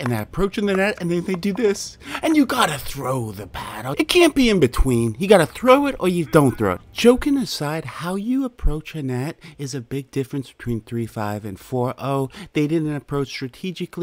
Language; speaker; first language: English; native; English